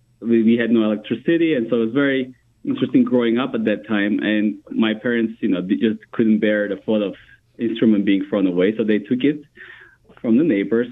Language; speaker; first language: English; non-native, fluent; Armenian